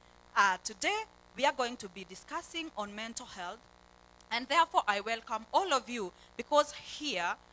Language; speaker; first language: English; non-native, local second language; Swahili